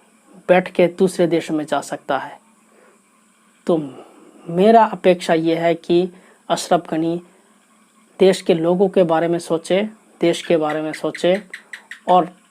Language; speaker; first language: Hindi; non-native, local second language; Assamese